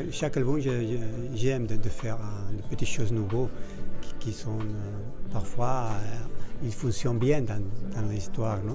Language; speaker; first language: French; non-native, fluent; Spanish